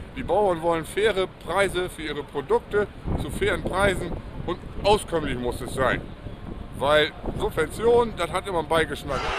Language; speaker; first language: German; native; German